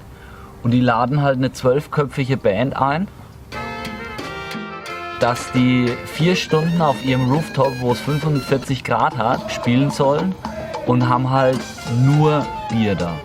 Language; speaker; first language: German; native; German